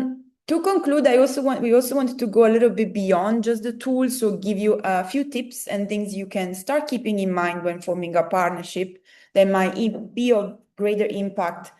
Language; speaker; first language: English; non-native, fluent; Italian